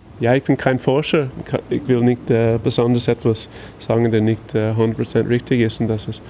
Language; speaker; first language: German; non-native, fluent; English